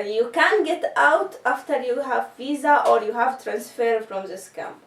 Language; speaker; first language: English; non-native, learner; Arabic